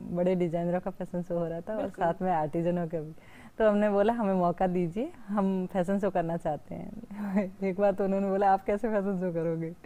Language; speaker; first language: Hindi; native; Hindi